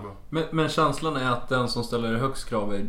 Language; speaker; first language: Swedish; native; Swedish